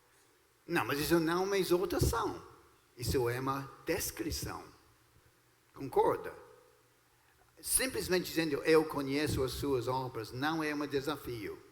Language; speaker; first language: Portuguese; non-native, fluent; English